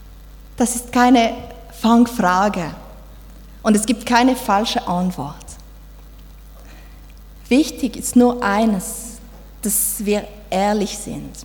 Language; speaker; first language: German; non-native, fluent; French